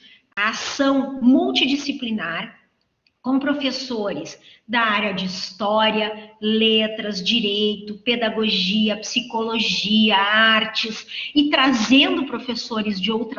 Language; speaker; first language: Portuguese; native; Portuguese